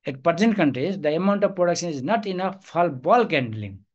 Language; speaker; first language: English; non-native, local second language; Nepali